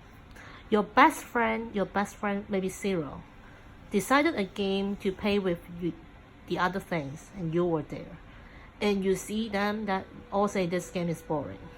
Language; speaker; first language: English; non-native, local second language; Cantonese